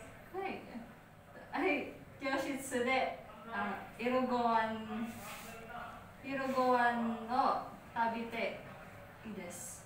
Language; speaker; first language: Japanese; non-native, learner; Filipino